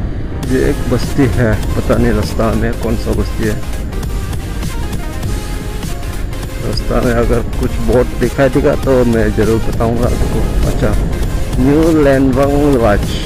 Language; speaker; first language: Hindi; non-native, local second language; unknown